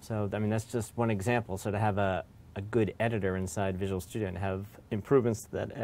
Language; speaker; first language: English; native; English